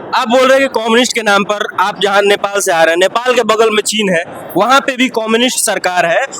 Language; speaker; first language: Hindi; native; Hindi